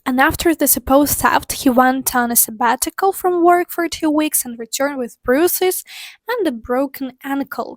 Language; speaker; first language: English; non-native, fluent; Ukrainian